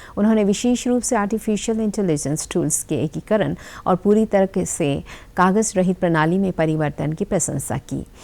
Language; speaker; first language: Hindi; non-native, local second language; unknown